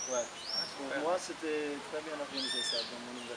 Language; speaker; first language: French; non-native, fluent; Portuguese